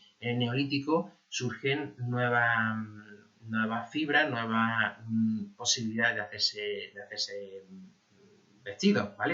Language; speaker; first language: Spanish; native; Spanish